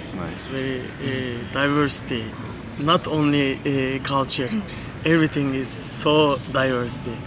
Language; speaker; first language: English; non-native, learner; Turkish